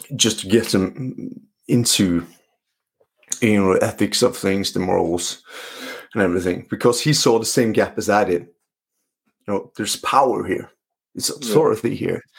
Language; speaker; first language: English; non-native, fluent; Norwegian